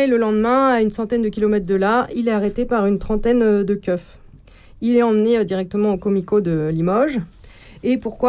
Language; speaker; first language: French; native; French